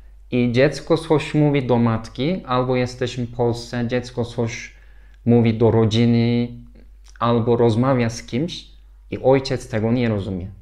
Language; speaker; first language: Polish; non-native, learner; Turkish